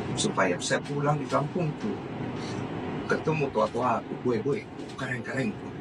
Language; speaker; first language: Indonesian; native; Indonesian